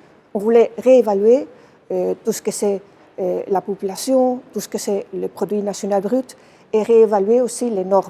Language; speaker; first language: French; non-native, fluent; Dutch